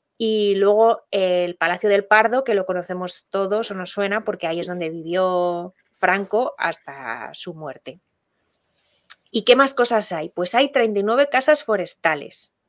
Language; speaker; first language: Spanish; native; Spanish